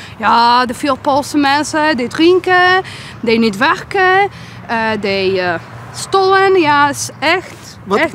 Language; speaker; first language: Dutch; non-native, learner; Polish